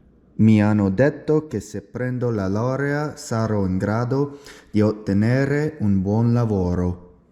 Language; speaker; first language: Italian; non-native, learner; English